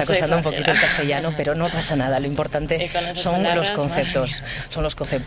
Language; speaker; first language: Spanish; native; Spanish